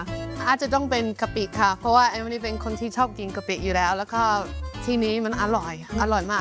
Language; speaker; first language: Thai; non-native, fluent; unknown